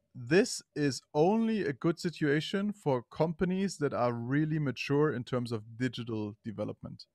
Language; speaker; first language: English; non-native, fluent; German